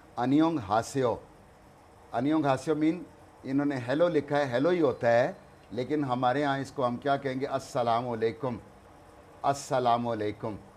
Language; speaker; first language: Urdu; non-native, local second language; Punjabi